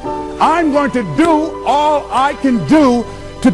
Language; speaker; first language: English; native; English